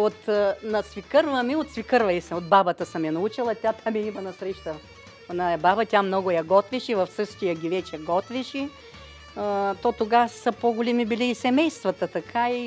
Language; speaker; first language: Bulgarian; native; Bulgarian